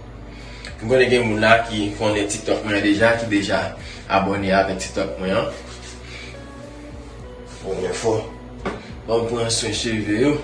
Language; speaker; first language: French; non-native, learner; Haitian Creole